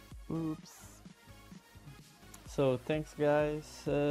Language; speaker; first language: English; non-native, fluent; Portuguese